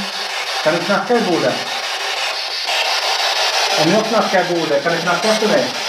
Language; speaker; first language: Swedish; native; Swedish